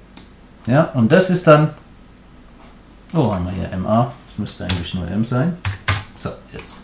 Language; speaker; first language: German; non-native, fluent; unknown